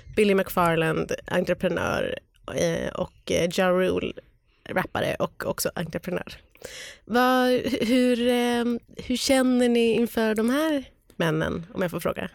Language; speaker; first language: Swedish; native; Swedish